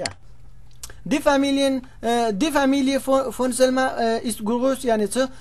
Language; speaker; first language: German; non-native, learner; Pashto